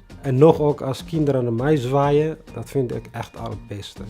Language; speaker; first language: Dutch; non-native, fluent; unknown